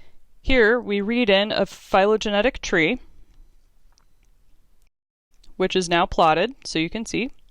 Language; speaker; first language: English; native; English